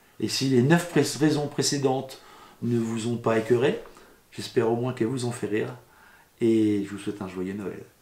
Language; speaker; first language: French; native; French